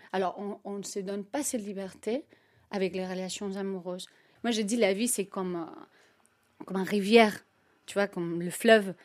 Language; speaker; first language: French; non-native, fluent; Spanish